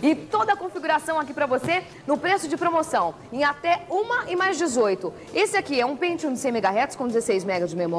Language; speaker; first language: Portuguese; native; Portuguese